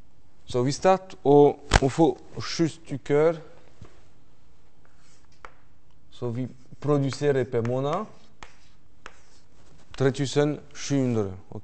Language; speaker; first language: Norwegian; non-native, fluent; French